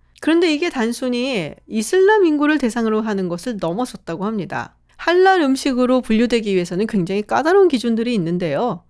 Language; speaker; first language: Korean; native; Korean